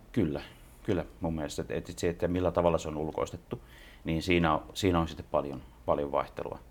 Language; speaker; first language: Finnish; native; Finnish